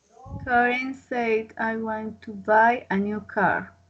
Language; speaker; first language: English; non-native, learner; Spanish